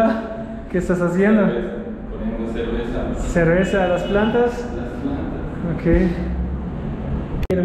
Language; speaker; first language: Spanish; non-native, learner; German